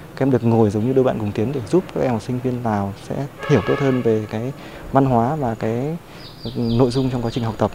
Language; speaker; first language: Vietnamese; native; Vietnamese